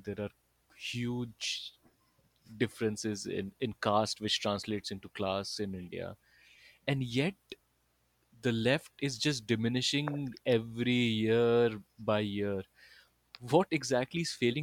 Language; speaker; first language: English; non-native, local second language; Bangla